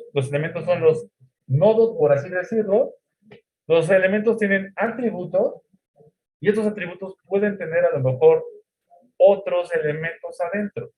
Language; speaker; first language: Spanish; native; Spanish